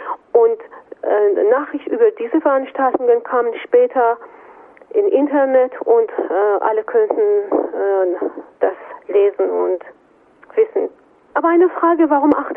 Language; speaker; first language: German; non-native, fluent; Persian